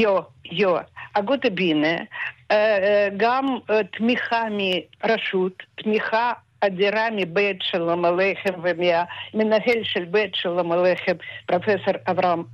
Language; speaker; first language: Hebrew; non-native, fluent; Russian